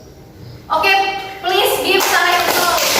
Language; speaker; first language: English; non-native, fluent; Indonesian